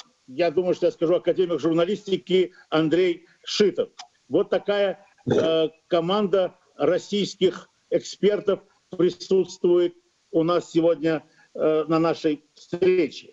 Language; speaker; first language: Russian; native; Russian